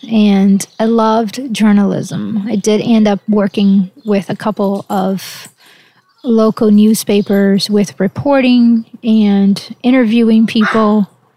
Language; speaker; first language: English; early bilingual, other home language; Portuguese